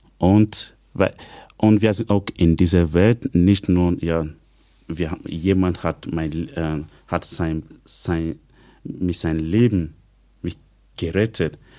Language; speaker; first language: German; non-native, learner; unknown